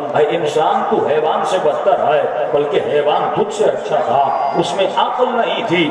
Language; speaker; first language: Urdu; non-native, local second language; Sindhi